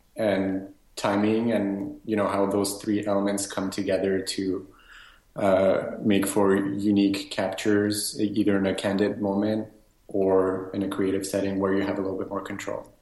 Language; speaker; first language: English; native; English